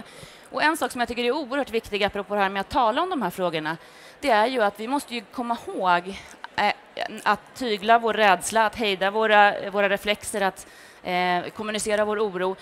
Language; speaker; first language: Swedish; native; Swedish